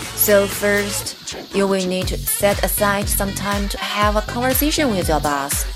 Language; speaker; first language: English; non-native, fluent; Chinese